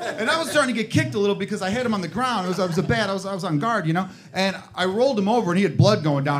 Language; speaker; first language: English; native; English